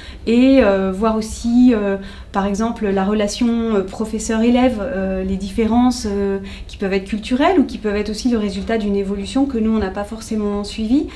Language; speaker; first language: French; native; French